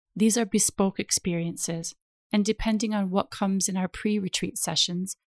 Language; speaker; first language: English; native; English